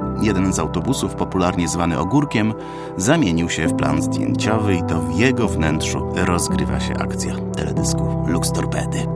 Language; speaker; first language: Polish; native; Polish